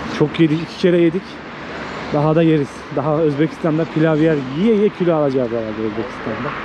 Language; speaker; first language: Turkish; native; Turkish